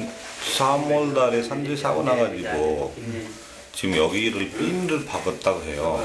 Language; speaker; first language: Korean; non-native, fluent; Nepali